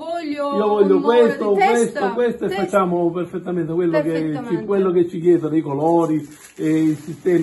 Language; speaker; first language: Italian; native; Italian